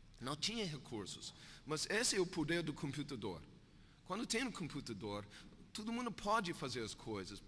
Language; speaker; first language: Portuguese; non-native, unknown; English